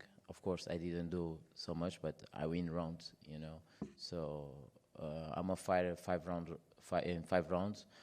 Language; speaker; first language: English; non-native, fluent; Portuguese